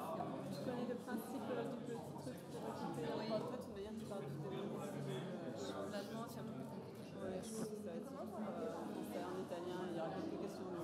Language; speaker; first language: French; native; French